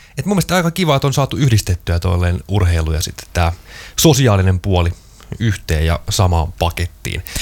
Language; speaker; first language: Finnish; native; Finnish